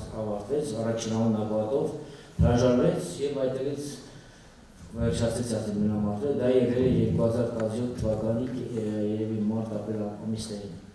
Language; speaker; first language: Armenian; native; Armenian